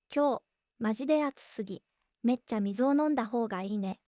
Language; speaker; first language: Japanese; native; Japanese